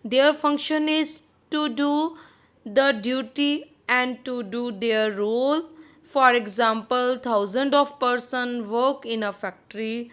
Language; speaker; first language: English; non-native, local second language; Punjabi